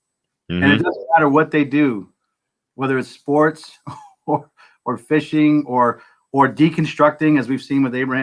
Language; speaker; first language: English; native; English